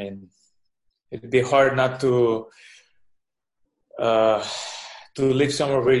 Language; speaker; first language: English; non-native, fluent; Russian